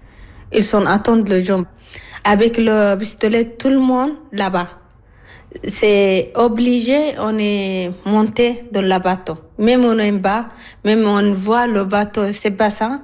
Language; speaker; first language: French; non-native, learner; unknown